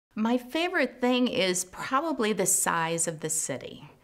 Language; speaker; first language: English; native; English